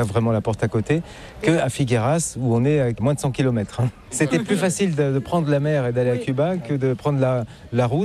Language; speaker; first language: French; native; French